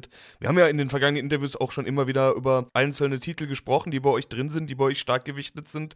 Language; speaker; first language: German; native; German